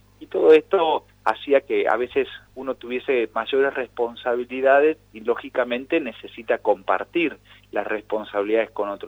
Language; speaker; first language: Spanish; native; Spanish